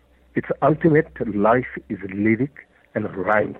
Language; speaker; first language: English; non-native, local second language; Bangla